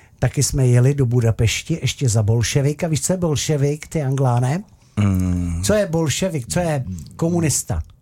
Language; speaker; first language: Czech; native; Czech